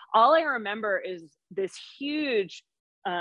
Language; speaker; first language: English; native; English